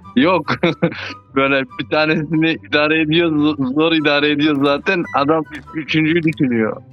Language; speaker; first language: Turkish; early bilingual, heritage; Turkish